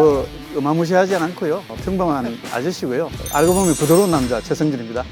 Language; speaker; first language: Korean; native; Korean